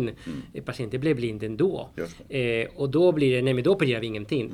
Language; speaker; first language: Swedish; non-native, fluent; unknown